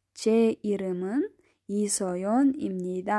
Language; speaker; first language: Korean; non-native, fluent; Kyrgyz